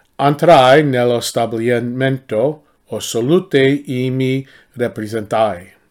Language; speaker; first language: Italian; non-native, learner; English